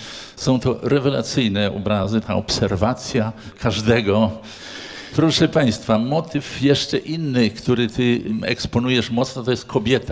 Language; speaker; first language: Polish; native; Polish